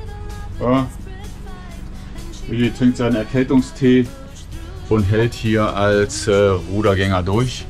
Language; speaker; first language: German; native; German